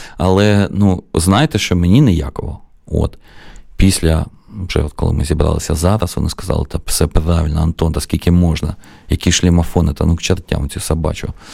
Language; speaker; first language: Ukrainian; non-native, local second language; Russian